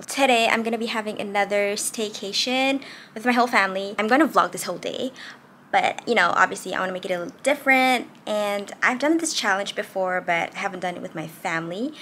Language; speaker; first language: English; non-native, local second language; Malay